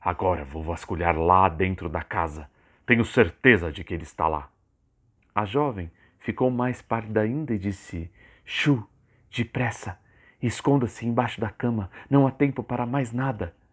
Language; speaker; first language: Portuguese; native; Portuguese